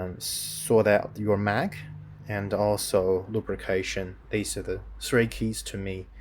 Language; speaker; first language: English; non-native, fluent; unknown